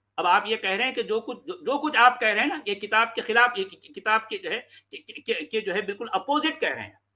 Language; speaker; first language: Urdu; native; Urdu